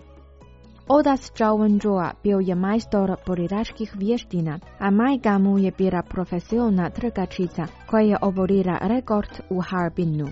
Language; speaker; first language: Croatian; non-native, fluent; Chinese